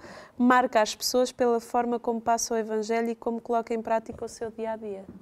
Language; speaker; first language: Portuguese; native; Portuguese